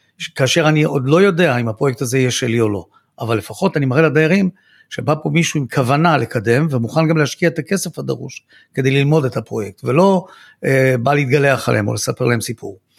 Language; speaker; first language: Hebrew; native; Hebrew